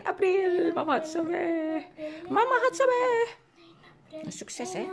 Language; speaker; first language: Dutch; non-native, learner; Indonesian